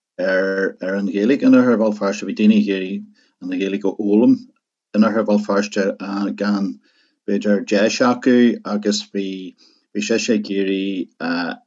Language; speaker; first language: Irish; non-native, local second language; English